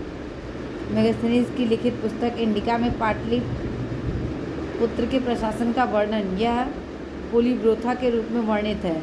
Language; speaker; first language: Hindi; native; Hindi